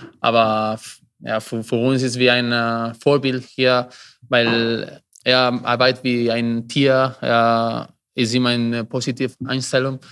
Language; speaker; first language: German; non-native, learner; Spanish